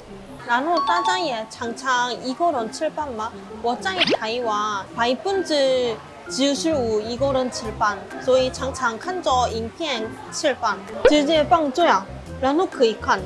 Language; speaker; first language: Chinese; non-native, fluent; Korean